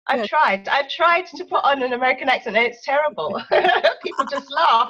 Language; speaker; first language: English; native; English